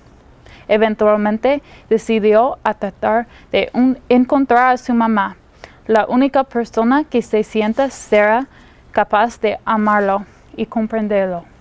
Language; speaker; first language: Spanish; non-native, learner; English